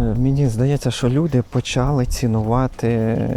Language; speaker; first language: Ukrainian; native; Ukrainian